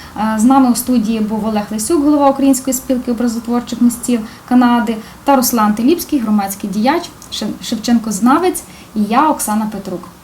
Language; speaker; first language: Ukrainian; native; Ukrainian